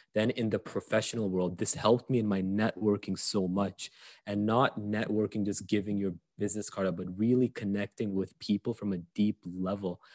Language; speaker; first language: English; early bilingual, other home language; Arabic